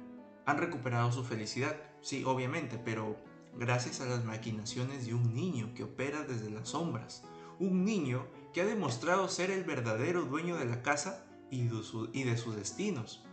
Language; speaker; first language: Spanish; native; Spanish